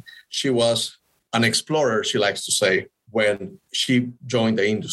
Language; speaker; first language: English; non-native, fluent; Spanish